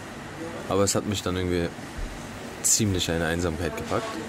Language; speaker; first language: German; early bilingual, other home language; Albanian